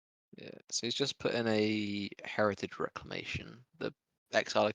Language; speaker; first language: English; native; English